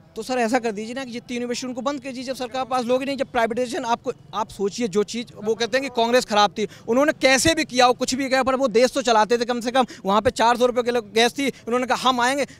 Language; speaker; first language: Hindi; native; Hindi